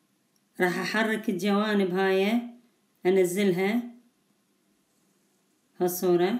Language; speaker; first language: Arabic; native; Arabic